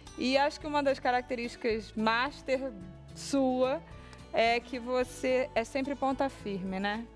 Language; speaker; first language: Portuguese; native; Portuguese